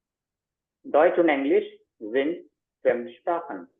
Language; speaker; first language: German; non-native, fluent; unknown